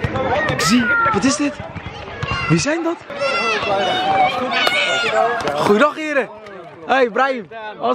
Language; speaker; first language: Dutch; native; Dutch